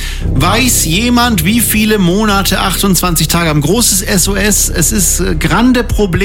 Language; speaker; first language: German; native; German